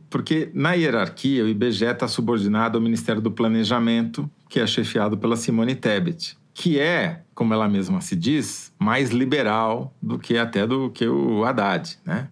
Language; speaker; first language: Portuguese; native; Portuguese